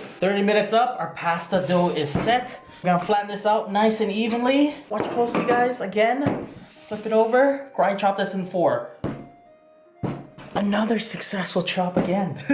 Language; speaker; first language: English; native; English